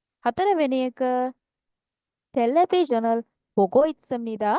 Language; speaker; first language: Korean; non-native, fluent; Sinhala